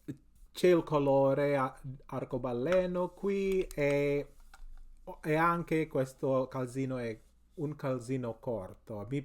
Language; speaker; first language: Italian; non-native, learner; English